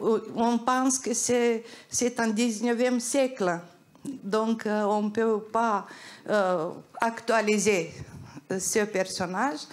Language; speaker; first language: French; non-native, fluent; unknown